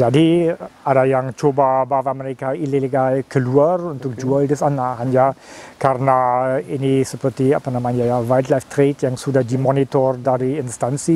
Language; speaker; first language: Indonesian; non-native, fluent; German